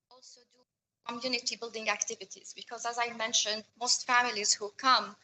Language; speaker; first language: English; non-native, fluent; Arabic